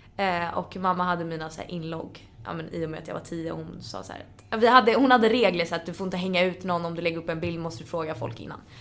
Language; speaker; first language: Swedish; native; Swedish